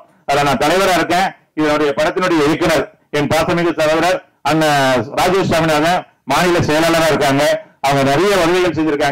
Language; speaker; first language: Tamil; native; Tamil